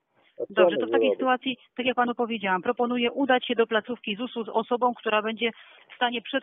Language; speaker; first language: Polish; native; Polish